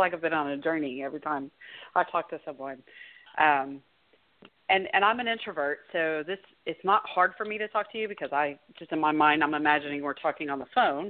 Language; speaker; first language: English; native; English